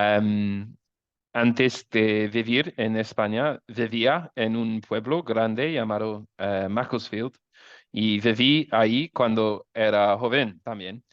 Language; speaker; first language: Spanish; non-native, learner; English